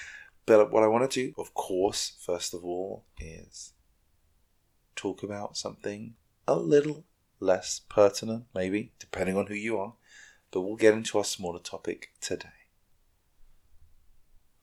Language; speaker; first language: English; native; English